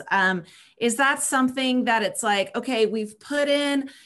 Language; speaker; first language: English; native; English